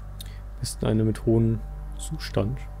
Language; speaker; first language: German; native; German